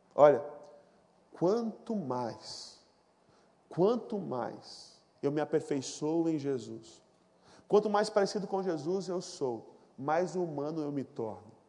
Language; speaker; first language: Portuguese; native; Portuguese